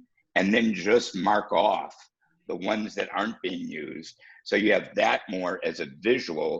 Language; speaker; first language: English; native; English